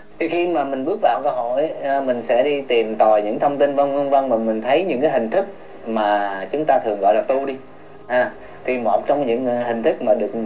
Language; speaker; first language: Vietnamese; early bilingual, heritage; Vietnamese